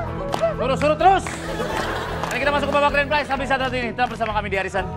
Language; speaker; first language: Indonesian; native; Indonesian